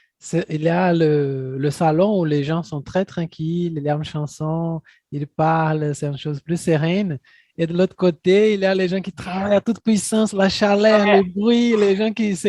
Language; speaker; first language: French; non-native, fluent; Portuguese